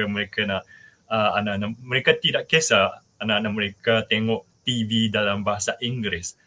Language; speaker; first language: Malay; non-native, fluent; Japanese